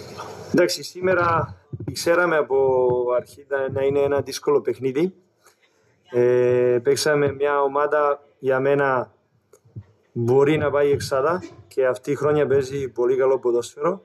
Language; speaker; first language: Greek; non-native, learner; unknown